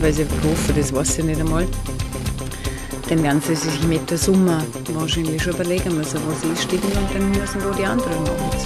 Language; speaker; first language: German; native; German